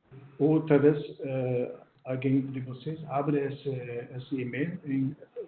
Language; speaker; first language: Portuguese; non-native, fluent; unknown